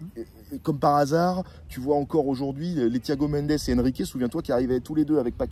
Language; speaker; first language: French; native; French